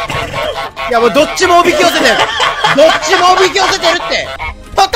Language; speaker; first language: Japanese; native; Japanese